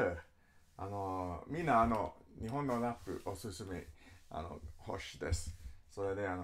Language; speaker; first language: Japanese; non-native, learner; English